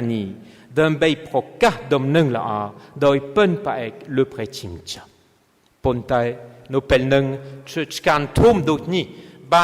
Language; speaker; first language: Khmer; non-native, fluent; French